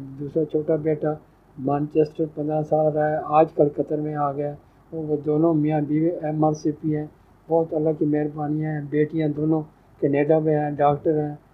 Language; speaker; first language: Urdu; non-native, local second language; Punjabi